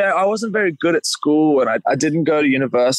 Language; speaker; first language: English; native; English